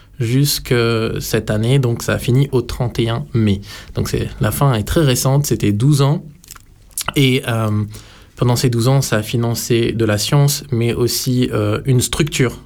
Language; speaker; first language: French; native; French